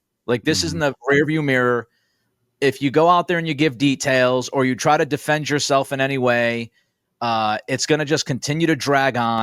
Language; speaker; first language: English; native; English